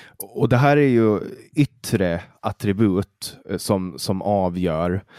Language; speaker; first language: Swedish; native; Swedish